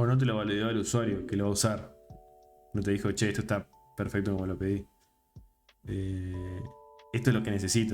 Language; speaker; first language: Spanish; native; Spanish